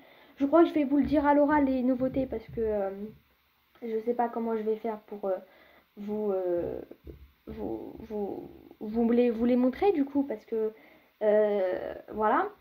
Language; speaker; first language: French; native; French